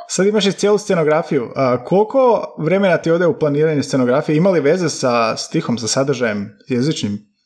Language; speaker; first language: Croatian; native; Croatian